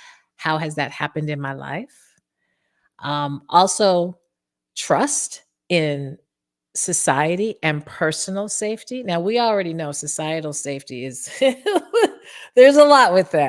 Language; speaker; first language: English; native; English